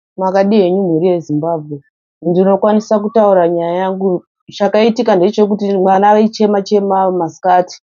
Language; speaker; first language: Shona; native; Shona